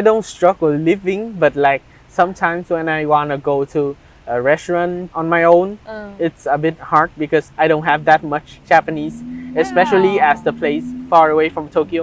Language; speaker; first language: English; non-native, fluent; Vietnamese